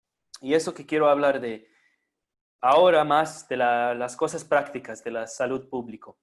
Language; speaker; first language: Spanish; non-native, fluent; English